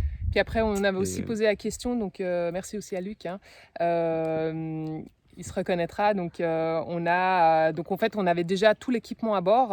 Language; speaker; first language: French; native; French